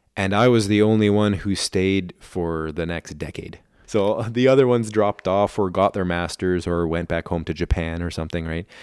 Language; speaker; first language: English; non-native, fluent; German